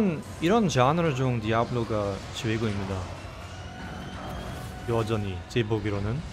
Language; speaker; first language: Korean; non-native, fluent; German